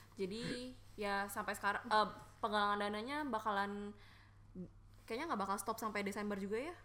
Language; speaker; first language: Indonesian; native; Indonesian